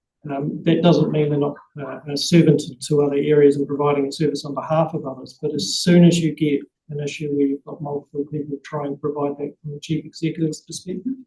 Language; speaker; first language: English; native; English